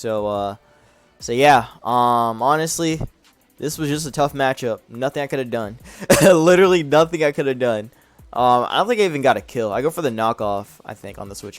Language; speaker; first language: English; native; English